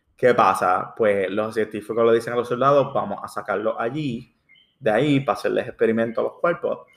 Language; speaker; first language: Spanish; early bilingual, heritage; Spanish